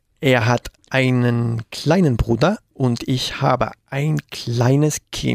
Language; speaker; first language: German; non-native, learner; Spanish